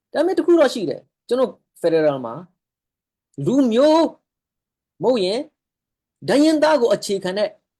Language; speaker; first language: Burmese; non-native, local second language; Hakha Chin